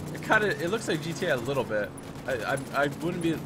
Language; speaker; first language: English; native; English